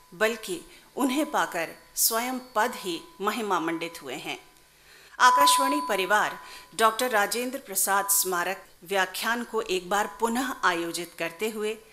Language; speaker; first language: Hindi; native; Hindi